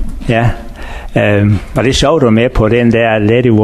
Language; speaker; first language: Danish; native; Danish